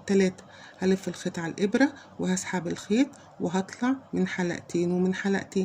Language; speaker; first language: Arabic; native; Arabic